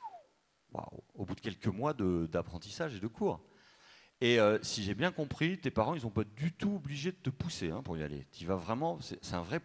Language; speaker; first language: French; native; French